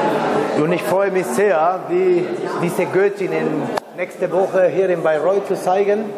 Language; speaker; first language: German; non-native, fluent; Spanish